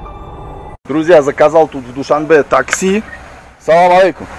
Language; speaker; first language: Russian; native; Russian